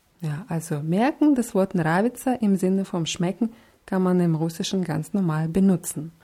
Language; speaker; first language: German; non-native, fluent; Russian